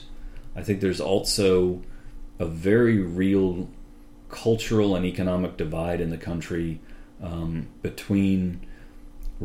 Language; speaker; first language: English; native; English